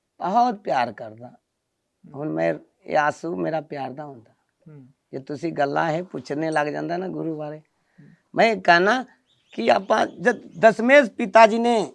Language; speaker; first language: Punjabi; non-native, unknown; Nepali